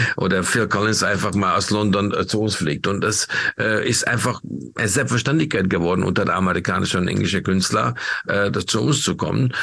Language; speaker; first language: German; non-native, fluent; Hungarian